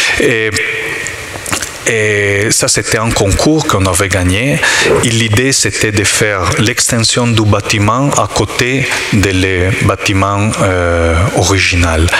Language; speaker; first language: French; non-native, learner; Italian